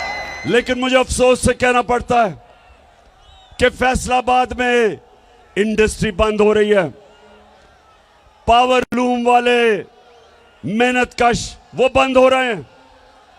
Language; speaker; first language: Urdu; native; Urdu